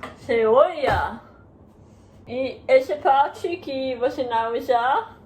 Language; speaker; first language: Portuguese; non-native, learner; German